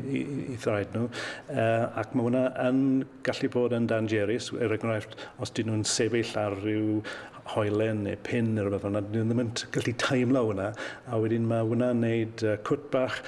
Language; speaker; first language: Welsh; native; Welsh